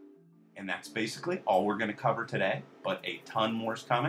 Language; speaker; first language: English; native; English